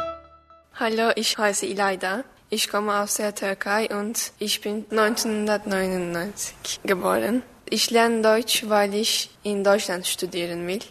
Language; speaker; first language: German; non-native, learner; Turkish